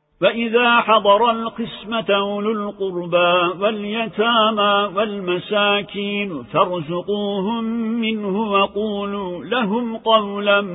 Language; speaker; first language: Arabic; non-native, fluent; Turkish